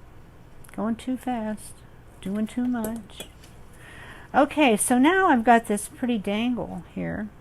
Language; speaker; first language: English; native; English